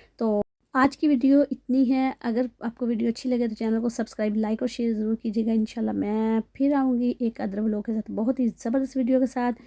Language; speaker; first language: Urdu; non-native, local second language; Punjabi